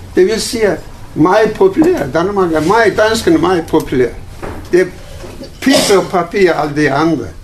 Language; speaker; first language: Danish; non-native, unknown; Turkish